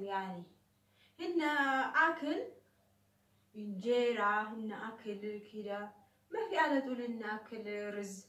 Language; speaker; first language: Arabic; non-native, learner; Oromo